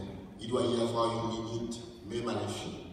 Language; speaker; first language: French; non-native, local second language; Haitian Creole